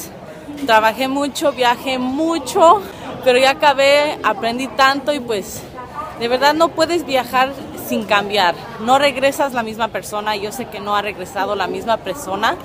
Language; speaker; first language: Spanish; early bilingual, other home language; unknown